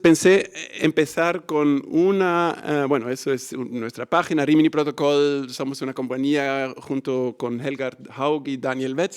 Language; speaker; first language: Spanish; non-native, fluent; German